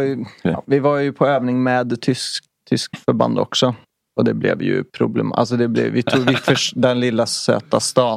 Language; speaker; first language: Swedish; native; Swedish